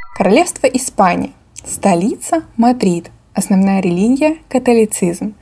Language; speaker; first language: Russian; native; Russian